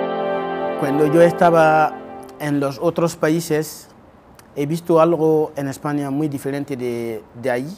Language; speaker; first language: Spanish; non-native, fluent; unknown